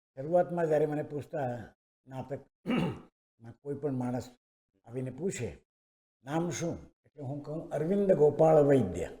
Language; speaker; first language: Gujarati; non-native, local second language; Marathi